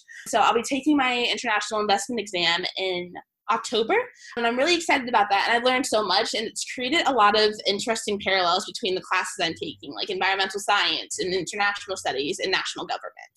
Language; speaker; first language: English; native; English